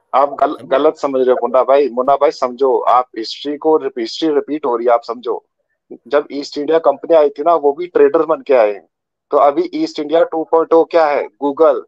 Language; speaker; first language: Hindi; native; Hindi